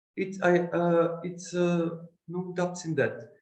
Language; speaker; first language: English; non-native, learner; Macedonian